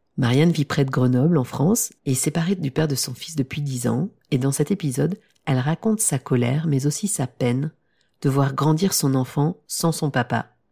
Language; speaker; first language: French; native; French